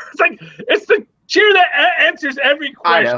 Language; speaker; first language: English; native; English